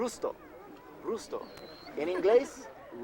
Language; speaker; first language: Spanish; non-native, learner; English